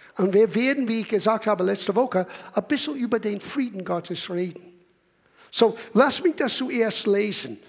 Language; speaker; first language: German; non-native, fluent; English